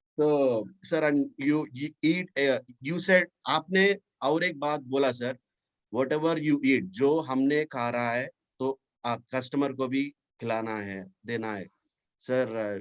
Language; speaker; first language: Hindi; non-native, local second language; Telugu